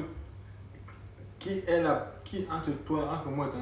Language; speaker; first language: French; non-native, local second language; Haitian Creole